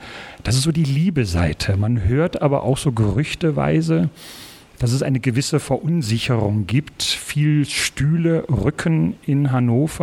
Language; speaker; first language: German; native; German